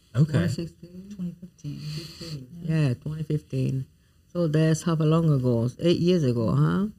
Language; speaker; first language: English; non-native, fluent; Italian